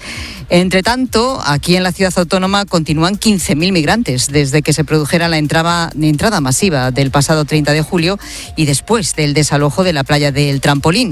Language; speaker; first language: Spanish; native; Spanish